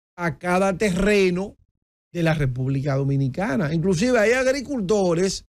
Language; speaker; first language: Spanish; native; Spanish